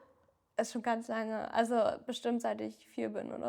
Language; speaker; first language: German; native; German